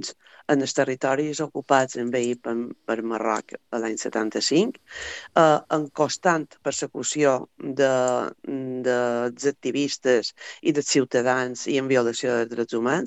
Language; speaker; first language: Catalan; native; Catalan